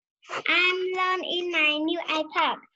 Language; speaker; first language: English; non-native, learner; Vietnamese